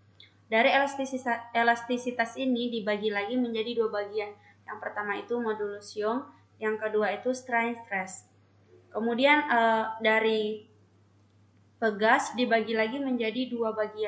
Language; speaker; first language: Indonesian; native; Indonesian